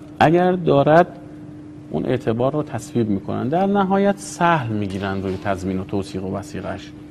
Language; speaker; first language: Persian; native; Persian